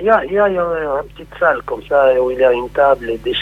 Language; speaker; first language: French; non-native, local second language; Arabic